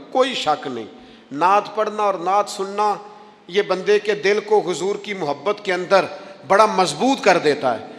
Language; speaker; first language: Urdu; non-native, local second language; Punjabi